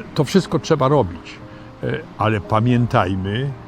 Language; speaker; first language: Polish; native; Polish